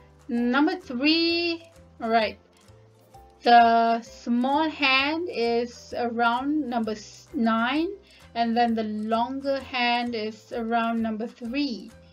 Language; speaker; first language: English; non-native, local second language; Malay